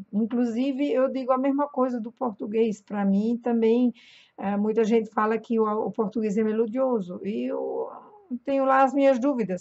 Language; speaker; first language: Portuguese; non-native, fluent; German